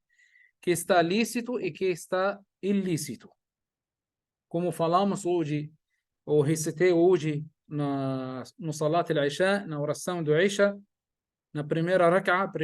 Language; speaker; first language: Portuguese; non-native, fluent; Arabic